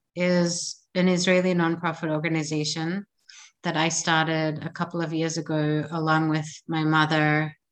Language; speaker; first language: English; native; English